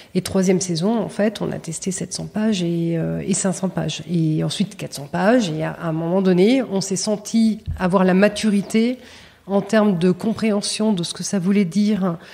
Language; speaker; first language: French; native; French